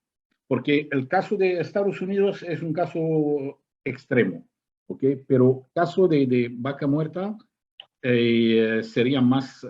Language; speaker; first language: Spanish; non-native, fluent; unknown